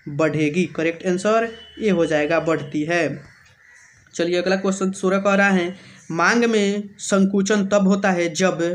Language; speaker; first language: Hindi; native; Hindi